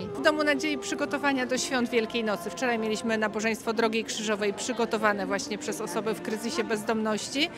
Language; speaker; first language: Polish; native; Polish